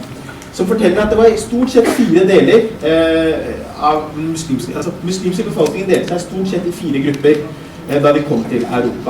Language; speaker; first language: Norwegian; early bilingual, other home language; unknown